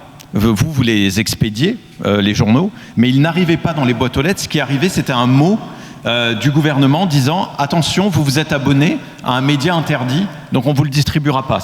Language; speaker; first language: French; native; French